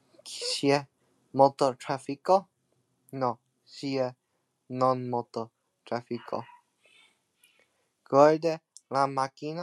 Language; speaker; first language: Italian; non-native, learner; English